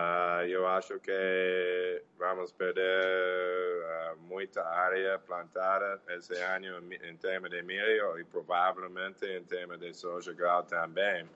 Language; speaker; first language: Portuguese; non-native, learner; English